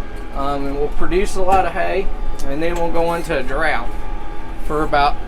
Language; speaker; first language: English; native; English